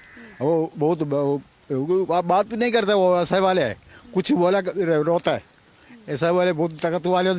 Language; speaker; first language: Hindi; non-native, local second language; Malayalam